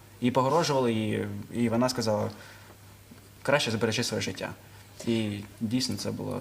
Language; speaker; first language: Ukrainian; non-native, local second language; Russian